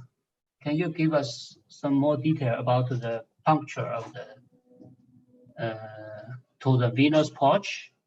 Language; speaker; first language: English; non-native, fluent; Chinese